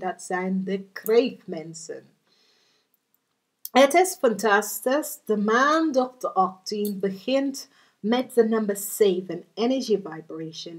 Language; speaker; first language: Dutch; non-native, learner; English